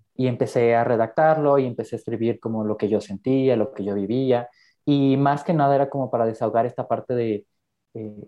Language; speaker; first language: Spanish; native; Spanish